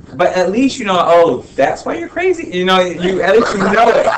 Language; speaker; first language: English; early bilingual, other home language; Spanish